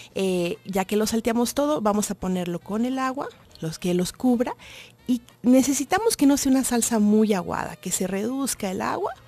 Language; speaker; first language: Spanish; native; Spanish